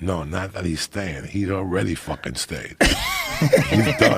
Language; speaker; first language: English; native; English